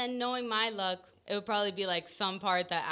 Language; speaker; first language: English; early bilingual, other home language; Spanish